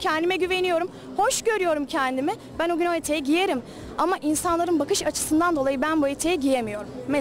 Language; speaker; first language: Turkish; native; Turkish